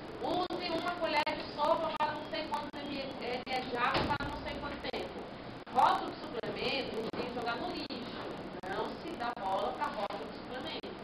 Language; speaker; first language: Portuguese; native; Portuguese